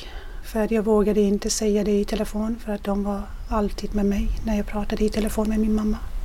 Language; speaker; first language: Swedish; non-native, fluent; Persian